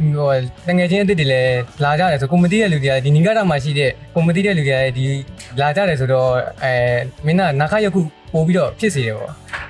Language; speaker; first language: Burmese; native; Burmese